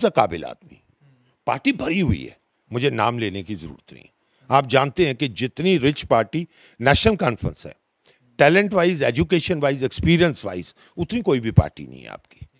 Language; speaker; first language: Hindi; non-native, local second language; Dogri